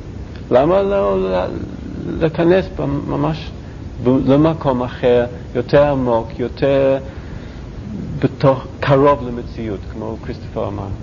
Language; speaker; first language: Hebrew; non-native, learner; English